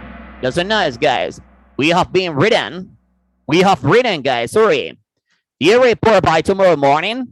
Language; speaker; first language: English; non-native, fluent; Spanish